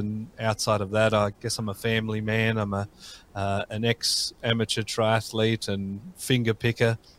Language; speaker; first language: English; native; English